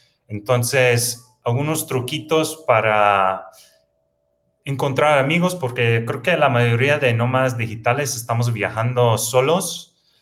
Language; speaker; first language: Spanish; non-native, fluent; English